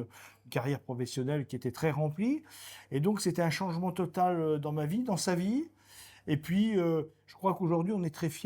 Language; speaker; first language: French; native; French